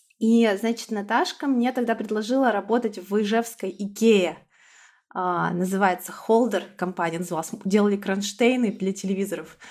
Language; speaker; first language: Russian; native; Russian